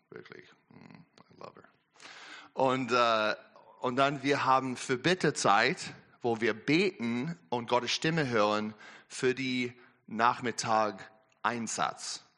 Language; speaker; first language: German; non-native, learner; English